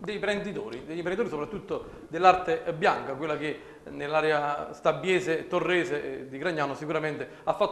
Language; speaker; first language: Italian; native; Italian